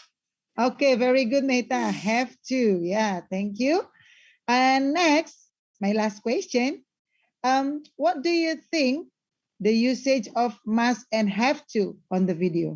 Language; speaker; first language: English; non-native, learner; Indonesian